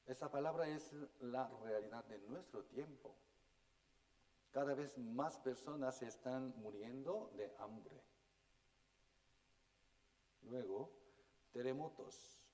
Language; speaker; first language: Spanish; non-native, fluent; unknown